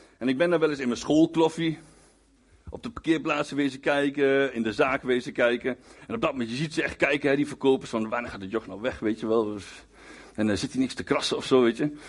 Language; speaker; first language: Dutch; native; Dutch